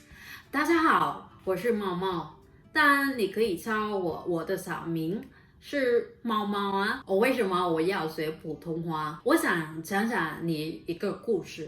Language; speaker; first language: Chinese; non-native, learner; Vietnamese